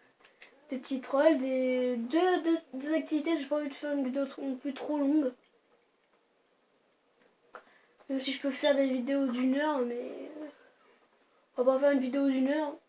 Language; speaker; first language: French; native; French